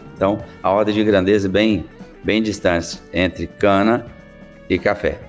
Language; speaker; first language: Portuguese; native; Portuguese